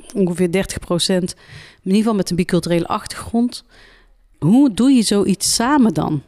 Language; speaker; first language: Dutch; early bilingual, other home language; Central Atlas Tamazight